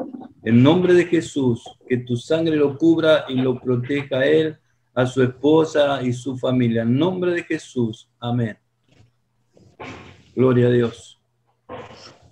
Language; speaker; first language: Spanish; non-native, fluent; Portuguese